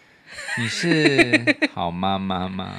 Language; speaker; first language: Chinese; native; Chinese